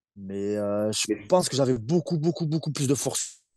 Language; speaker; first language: French; native; French